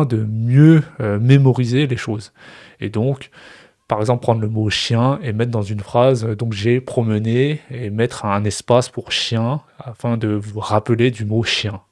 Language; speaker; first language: French; native; French